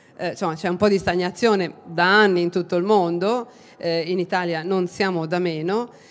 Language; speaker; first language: Italian; native; Italian